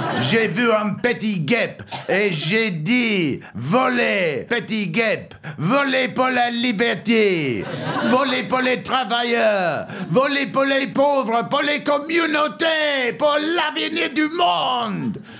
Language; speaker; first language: French; non-native, learner; English